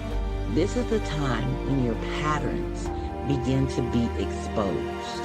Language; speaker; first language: English; native; English